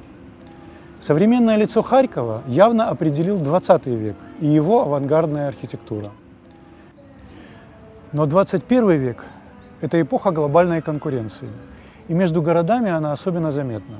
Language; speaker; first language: Russian; native; Russian